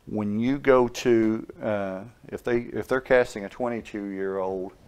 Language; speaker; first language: English; native; English